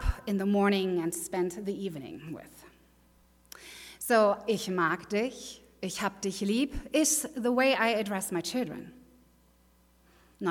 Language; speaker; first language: English; non-native, fluent; German